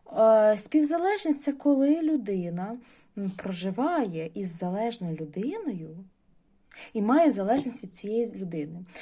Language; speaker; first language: Ukrainian; non-native, local second language; Russian